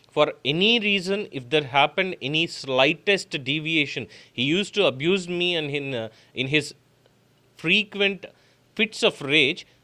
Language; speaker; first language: English; non-native, local second language; Telugu